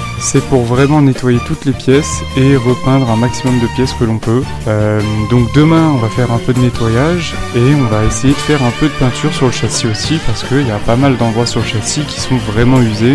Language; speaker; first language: French; native; French